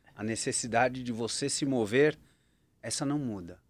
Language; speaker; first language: Portuguese; native; Portuguese